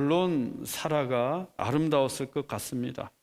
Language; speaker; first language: Korean; native; Korean